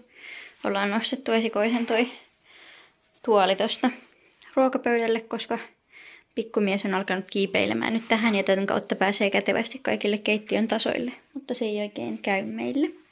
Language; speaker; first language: Finnish; native; Finnish